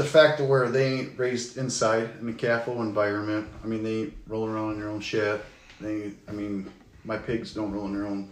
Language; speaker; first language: English; native; English